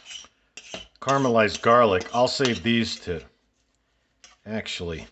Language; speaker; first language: English; native; English